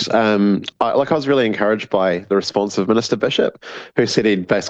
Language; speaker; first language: English; native; English